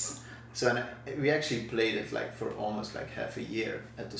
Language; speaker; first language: English; non-native, fluent; Dutch